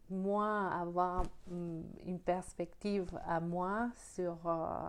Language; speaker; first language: French; non-native, fluent; Spanish